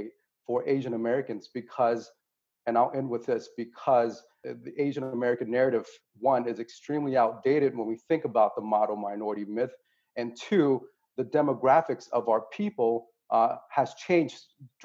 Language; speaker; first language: English; native; English